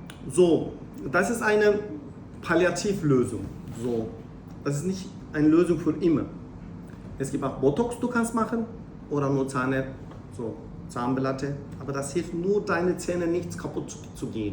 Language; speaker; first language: German; non-native, learner; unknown